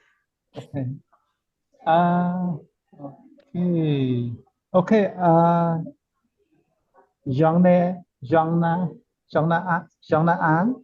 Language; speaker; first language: French; non-native, learner; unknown